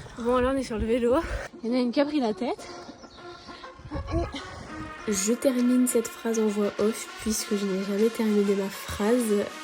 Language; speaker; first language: French; native; French